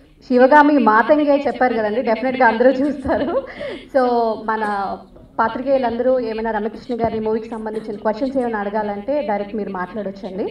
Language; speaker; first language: Telugu; native; Telugu